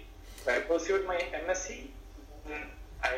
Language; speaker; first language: English; non-native, local second language; Malayalam